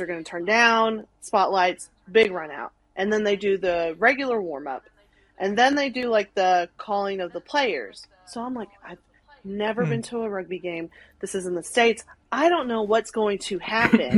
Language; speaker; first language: English; native; English